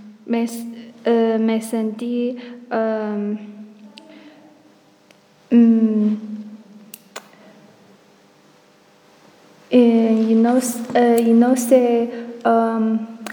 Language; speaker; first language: Spanish; non-native, learner; Chinese